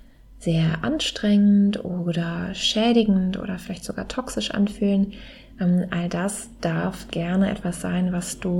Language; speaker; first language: German; native; German